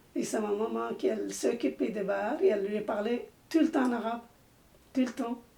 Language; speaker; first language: French; non-native, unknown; Arabic